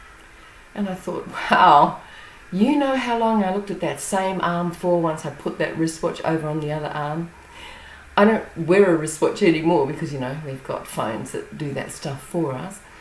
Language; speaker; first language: English; native; English